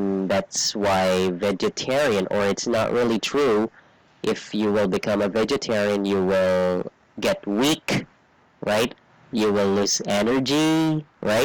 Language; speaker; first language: English; non-native, fluent; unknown